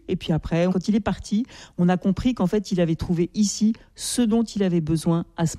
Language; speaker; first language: French; native; French